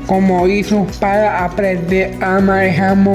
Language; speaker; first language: Spanish; native; Spanish